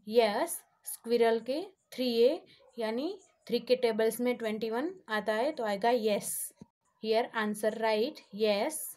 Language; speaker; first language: Hindi; non-native, local second language; Gujarati